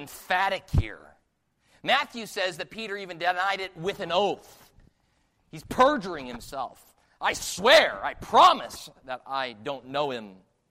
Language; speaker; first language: English; native; English